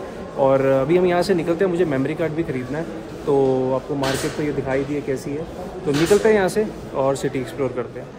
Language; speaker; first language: Hindi; native; Hindi